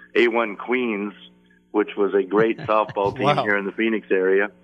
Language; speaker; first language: English; native; English